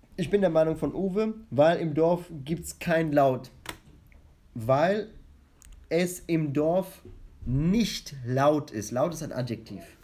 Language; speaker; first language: German; non-native, fluent; Arabic